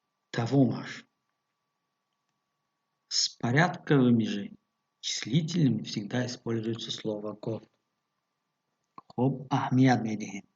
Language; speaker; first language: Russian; non-native, local second language; Tajik